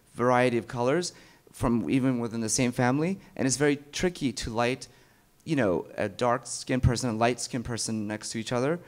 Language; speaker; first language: English; early bilingual, other home language; Amharic